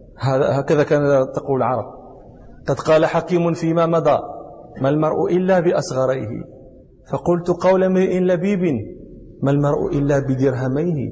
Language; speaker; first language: Arabic; native; Arabic